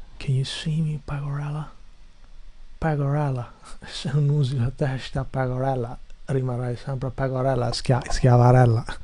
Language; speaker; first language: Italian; non-native, fluent; Albanian